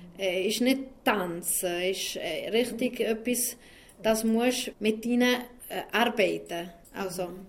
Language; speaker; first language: German; non-native, fluent; Italian